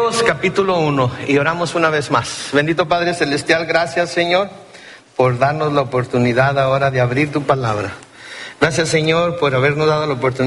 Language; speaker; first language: Spanish; early bilingual, heritage; Spanish